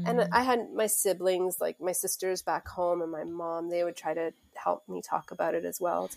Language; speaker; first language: English; native; English